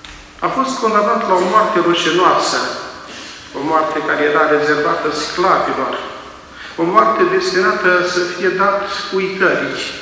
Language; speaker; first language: Romanian; native; Romanian